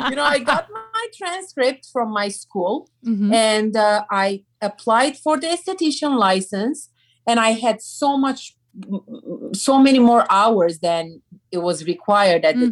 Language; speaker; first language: English; non-native, fluent; Turkish